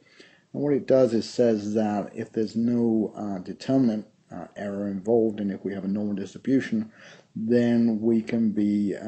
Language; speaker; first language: English; native; English